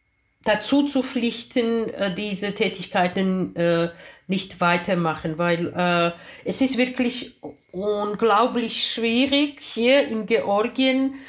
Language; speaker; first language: German; non-native, fluent; Georgian